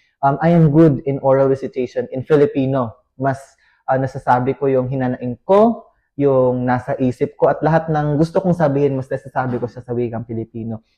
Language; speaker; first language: Filipino; native; Filipino